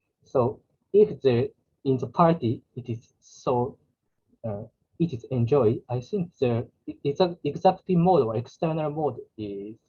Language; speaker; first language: English; non-native, learner; Japanese